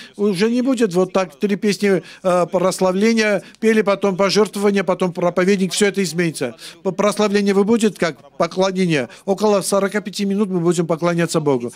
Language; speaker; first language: Russian; non-native, local second language; Armenian